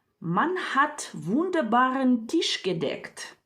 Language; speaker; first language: German; non-native, fluent; Ukrainian